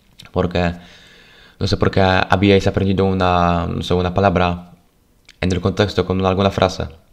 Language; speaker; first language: Spanish; non-native, fluent; Polish